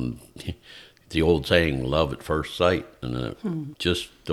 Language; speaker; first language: English; native; English